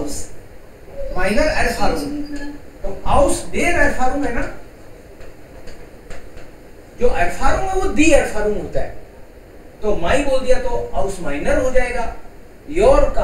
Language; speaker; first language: Hindi; non-native, local second language; Gujarati